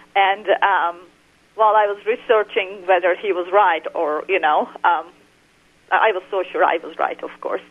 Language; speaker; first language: English; non-native, fluent; Turkish